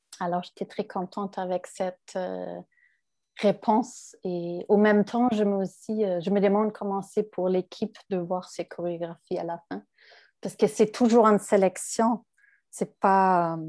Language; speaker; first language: French; non-native, fluent; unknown